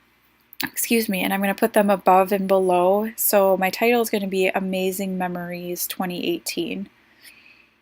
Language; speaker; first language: English; native; English